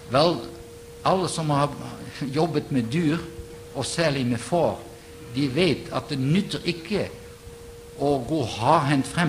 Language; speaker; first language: Norwegian; non-native, fluent; Dutch